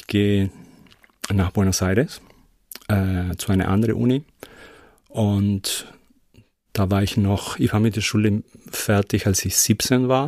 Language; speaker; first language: German; non-native, fluent; Spanish